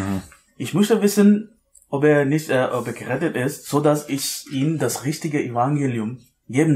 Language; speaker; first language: German; non-native, learner; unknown